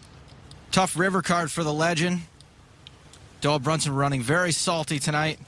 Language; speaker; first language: English; native; English